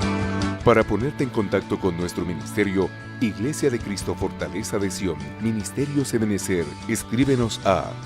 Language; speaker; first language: Spanish; native; Spanish